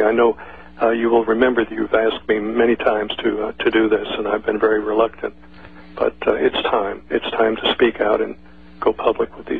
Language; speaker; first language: English; native; English